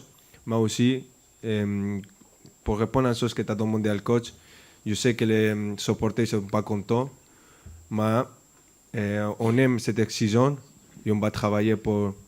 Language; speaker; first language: French; non-native, fluent; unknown